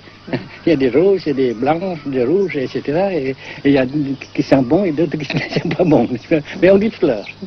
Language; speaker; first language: French; non-native, local second language; Vietnamese